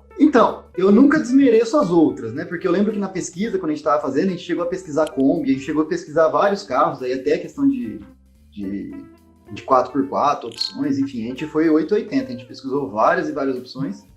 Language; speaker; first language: Portuguese; native; Portuguese